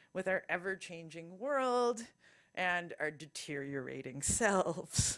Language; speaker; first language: English; native; English